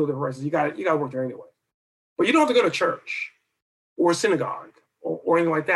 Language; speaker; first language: English; native; English